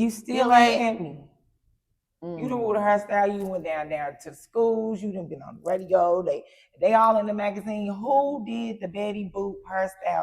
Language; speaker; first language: English; native; English